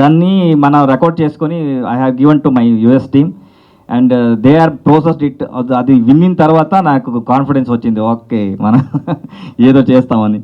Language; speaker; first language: Telugu; non-native, learner; Kannada